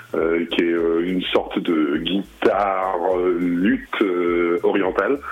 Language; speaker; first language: French; early bilingual, other home language; Arabic